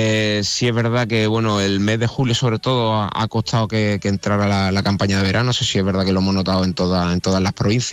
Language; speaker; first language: Spanish; native; Spanish